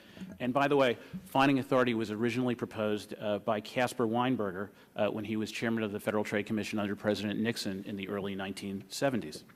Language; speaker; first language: English; native; English